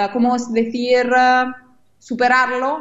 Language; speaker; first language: Spanish; non-native, fluent; Italian